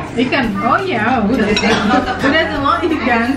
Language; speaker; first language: English; non-native, learner; Indonesian